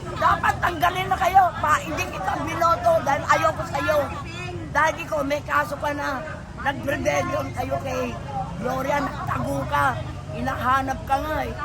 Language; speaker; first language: Filipino; non-native, local second language; Iloko